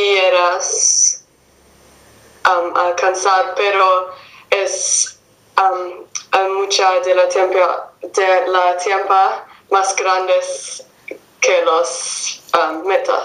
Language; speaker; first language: Spanish; non-native, learner; English